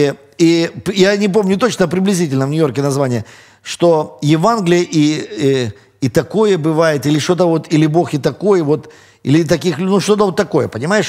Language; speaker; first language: Russian; native; Russian